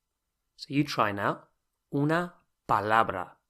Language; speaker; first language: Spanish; non-native, fluent; English